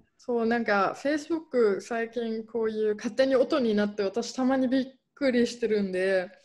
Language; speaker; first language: Japanese; non-native, fluent; German